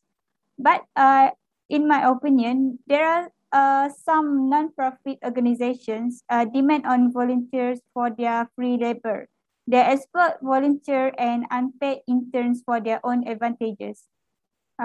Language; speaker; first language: English; non-native, local second language; Malay